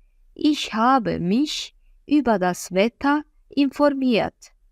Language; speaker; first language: German; non-native, fluent; Azerbaijani